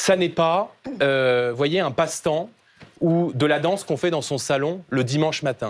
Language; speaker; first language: French; native; French